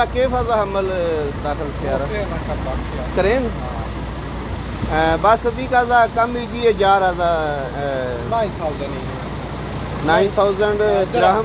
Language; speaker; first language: Arabic; non-native, learner; Urdu